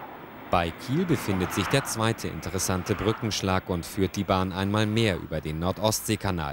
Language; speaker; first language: German; native; German